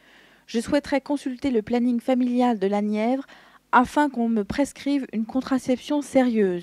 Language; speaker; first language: French; native; French